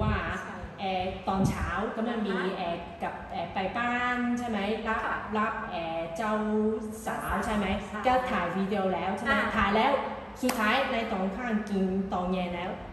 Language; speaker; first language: Thai; non-native, learner; Cantonese